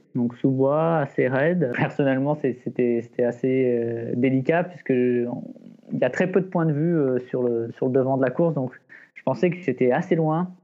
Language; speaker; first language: French; native; French